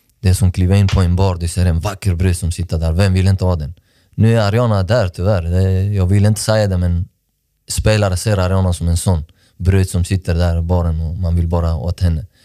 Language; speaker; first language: Swedish; early bilingual, other home language; Persian